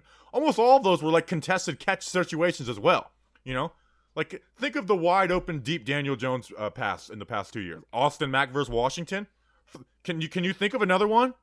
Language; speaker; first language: English; native; English